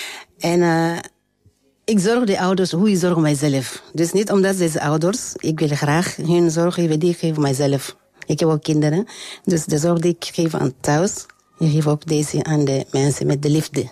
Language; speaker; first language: Dutch; non-native, learner; French